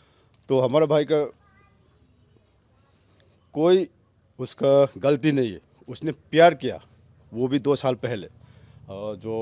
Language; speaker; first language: Hindi; non-native, local second language; Manipuri